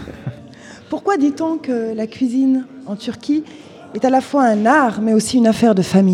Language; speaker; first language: French; native; French